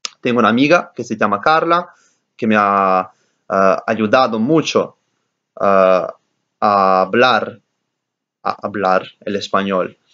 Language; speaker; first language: Spanish; non-native, learner; English